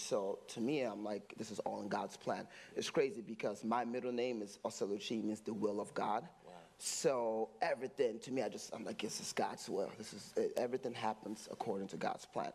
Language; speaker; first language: English; non-native, local second language; Igbo